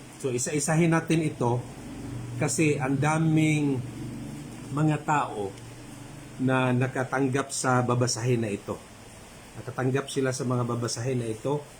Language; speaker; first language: Filipino; non-native, local second language; Cebuano